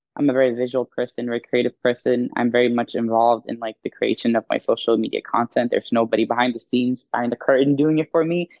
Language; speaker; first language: English; non-native, fluent; Swedish